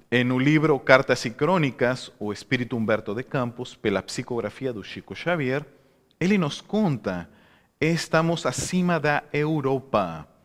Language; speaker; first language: Portuguese; non-native, fluent; Spanish